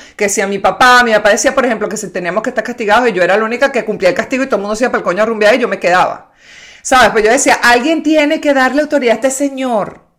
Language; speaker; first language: Spanish; native; Spanish